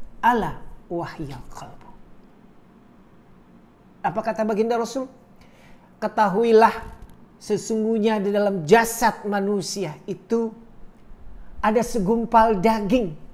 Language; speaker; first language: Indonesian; native; Indonesian